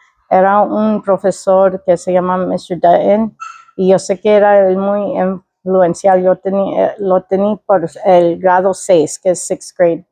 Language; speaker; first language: Spanish; early bilingual, heritage; Spanish